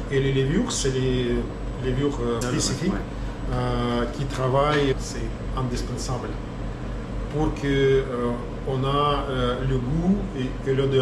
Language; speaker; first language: French; non-native, learner; Russian